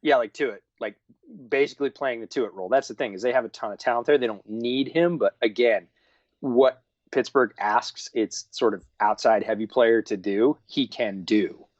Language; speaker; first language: English; native; English